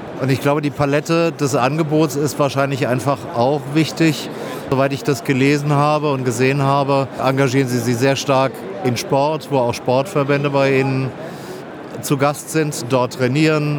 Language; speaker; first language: German; native; German